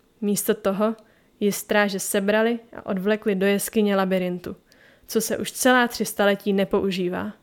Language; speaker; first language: Czech; native; Czech